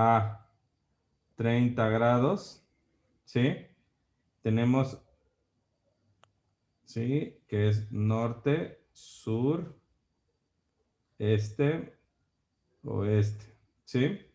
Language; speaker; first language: Spanish; native; Spanish